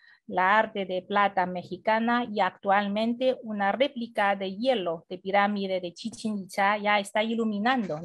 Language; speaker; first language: Spanish; non-native, fluent; Chinese